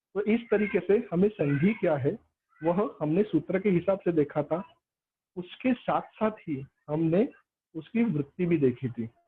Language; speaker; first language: Hindi; non-native, local second language; Marathi